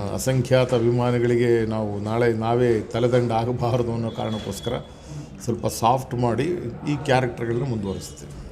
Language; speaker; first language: Kannada; native; Kannada